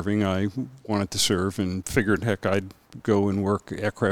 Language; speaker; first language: English; native; English